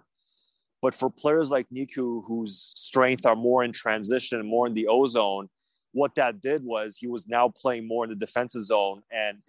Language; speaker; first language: English; native; English